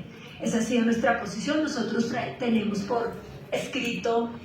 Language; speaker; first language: Spanish; native; Spanish